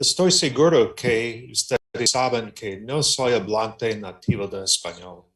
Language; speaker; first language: Spanish; non-native, learner; English